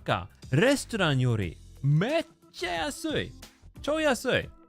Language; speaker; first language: Japanese; non-native, learner; English